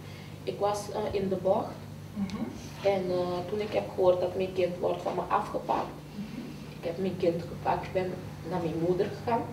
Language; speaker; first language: Dutch; early bilingual, other home language; Papiamento